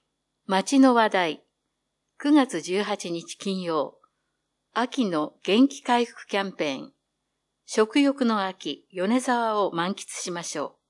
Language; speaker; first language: Japanese; native; Japanese